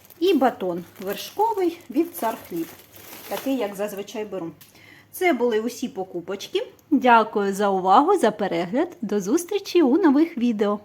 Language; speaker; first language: Ukrainian; native; Ukrainian